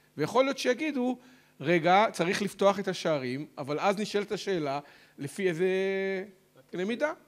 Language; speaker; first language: Hebrew; native; Hebrew